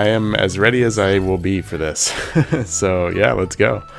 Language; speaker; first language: English; native; English